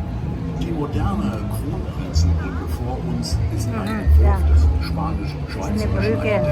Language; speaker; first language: German; native; German